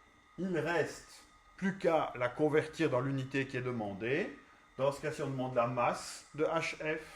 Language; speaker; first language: French; native; French